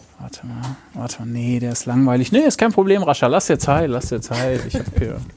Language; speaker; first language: German; native; German